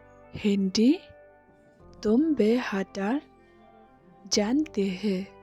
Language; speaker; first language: Hindi; non-native, local second language; Khasi